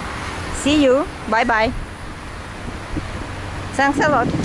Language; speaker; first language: English; non-native, learner; Russian